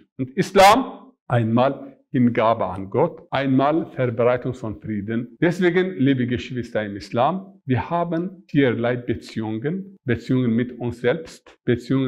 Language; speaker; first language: German; non-native, fluent; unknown